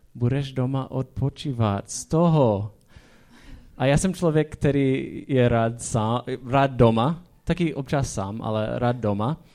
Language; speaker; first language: Czech; non-native, fluent; English